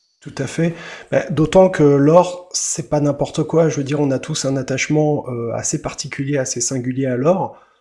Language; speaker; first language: French; native; French